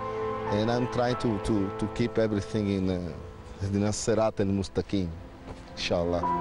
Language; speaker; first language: English; non-native, learner; Portuguese